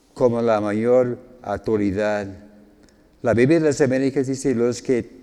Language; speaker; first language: Spanish; non-native, fluent; English